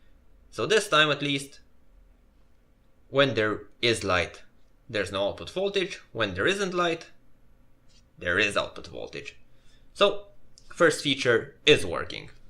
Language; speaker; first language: English; non-native, fluent; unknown